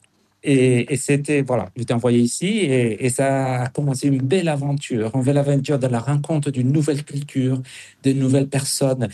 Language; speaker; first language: French; non-native, fluent; Spanish